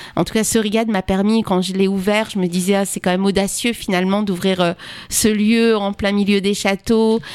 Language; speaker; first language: French; native; French